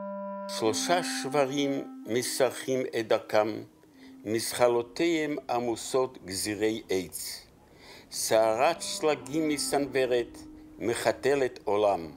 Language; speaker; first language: Hebrew; non-native, fluent; Yiddish